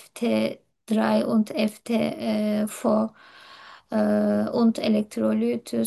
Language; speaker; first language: German; non-native, learner; Turkish